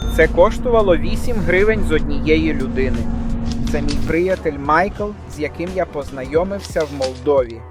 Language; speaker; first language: Ukrainian; non-native, learner; English